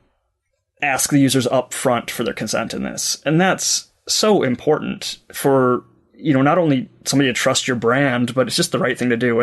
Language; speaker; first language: English; native; English